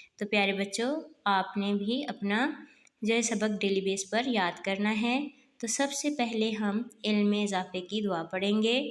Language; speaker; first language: Urdu; non-native, local second language; Punjabi